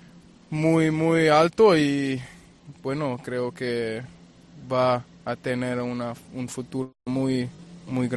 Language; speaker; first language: Spanish; non-native, fluent; German